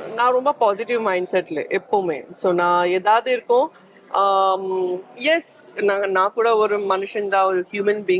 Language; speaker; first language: Tamil; non-native, fluent; Gujarati